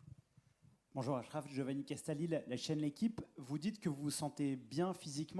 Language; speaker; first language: French; native; French